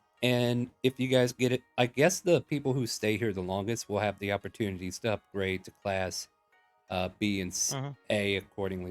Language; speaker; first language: English; native; English